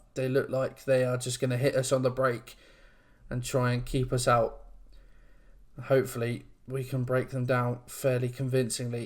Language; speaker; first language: English; native; English